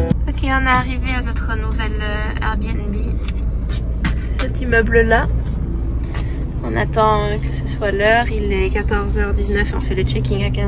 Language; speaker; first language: French; native; French